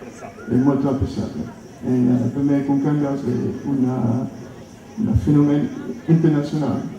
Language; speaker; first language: Italian; non-native, learner; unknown